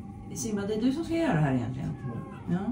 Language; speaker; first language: Swedish; native; Swedish